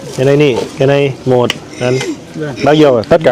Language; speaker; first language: Vietnamese; non-native, learner; Thai